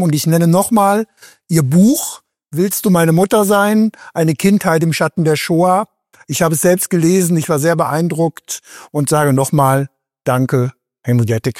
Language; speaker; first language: German; native; German